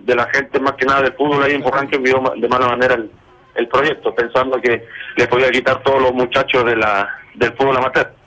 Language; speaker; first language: Spanish; native; Spanish